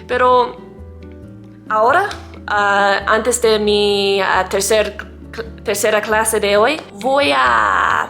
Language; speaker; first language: Spanish; non-native, learner; English